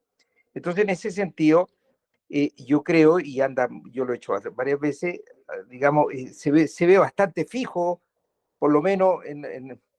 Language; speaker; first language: Spanish; native; Spanish